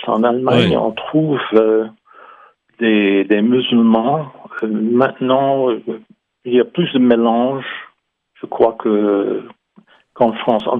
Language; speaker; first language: French; non-native, fluent; English